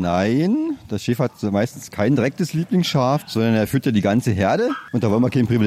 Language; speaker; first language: German; native; German